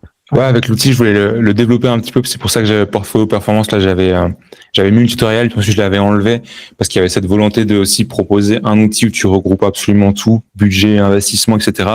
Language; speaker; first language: French; native; French